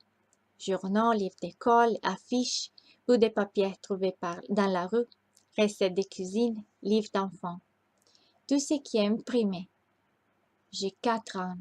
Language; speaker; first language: French; non-native, learner; Italian